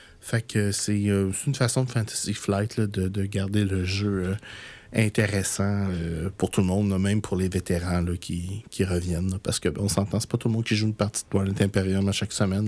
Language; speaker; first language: French; native; French